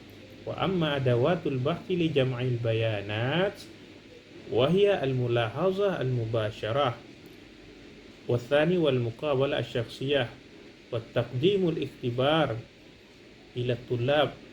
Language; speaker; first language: Arabic; non-native, fluent; Indonesian